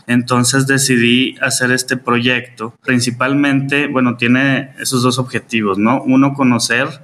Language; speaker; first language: Spanish; native; Spanish